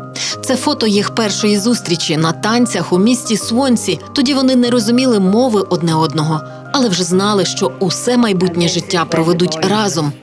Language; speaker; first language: Ukrainian; native; Ukrainian